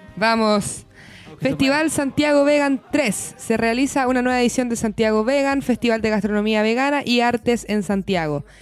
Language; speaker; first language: Spanish; native; Spanish